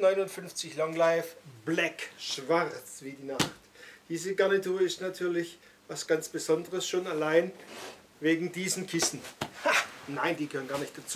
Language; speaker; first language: German; native; German